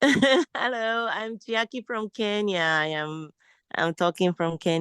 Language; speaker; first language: English; non-native, fluent; Japanese